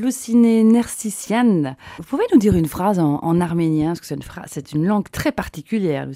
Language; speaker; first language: French; native; French